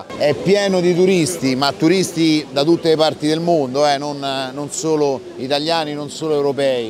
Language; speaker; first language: Italian; native; Italian